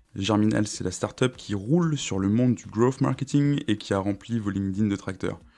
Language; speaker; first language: French; native; French